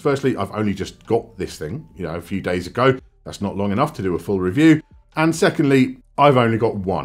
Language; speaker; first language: English; native; English